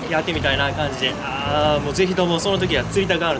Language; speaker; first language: Japanese; native; Japanese